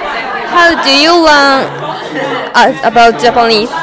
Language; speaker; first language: English; non-native, learner; Japanese